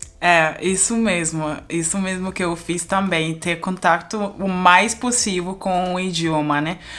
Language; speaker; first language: Portuguese; non-native, fluent; German